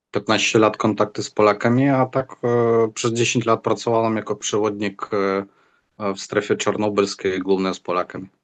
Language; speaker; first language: Polish; non-native, fluent; Ukrainian